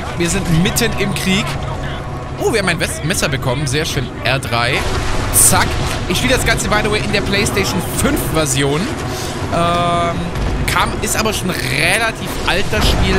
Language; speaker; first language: German; native; German